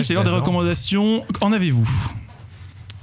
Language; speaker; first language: French; native; French